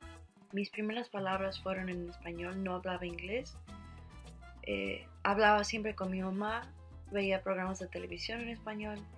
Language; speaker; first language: Spanish; early bilingual, heritage; Spanish